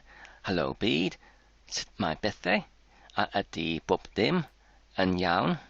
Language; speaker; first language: Welsh; non-native, learner; English